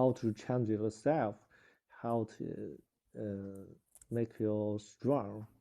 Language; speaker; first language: English; non-native, learner; Chinese